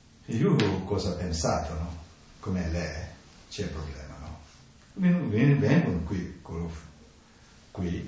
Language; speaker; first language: Italian; non-native, learner; Tibetan